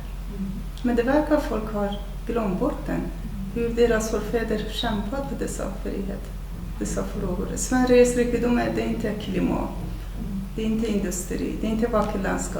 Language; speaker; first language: Swedish; non-native, fluent; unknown